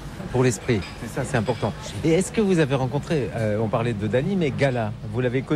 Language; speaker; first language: French; native; French